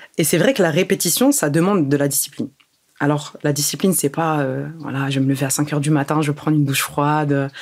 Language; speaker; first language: French; early bilingual, other home language; Arabic